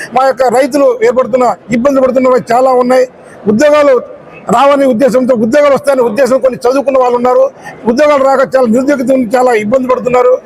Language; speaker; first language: Telugu; non-native, local second language; Lambadi